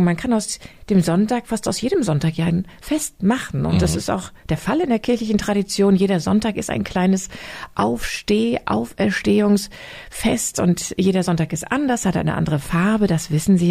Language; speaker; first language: German; native; German